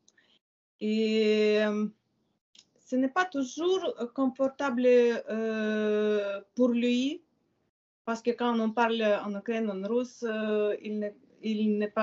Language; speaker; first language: French; non-native, learner; Ukrainian